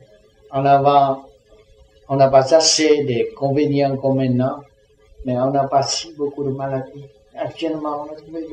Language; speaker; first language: French; non-native, learner; Vietnamese